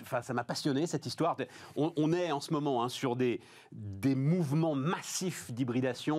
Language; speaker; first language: French; native; French